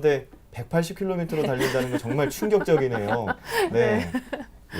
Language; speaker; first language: Korean; native; Korean